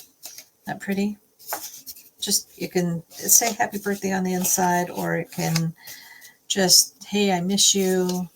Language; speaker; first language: English; native; English